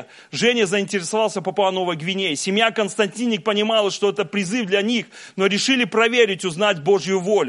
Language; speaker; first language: Russian; native; Russian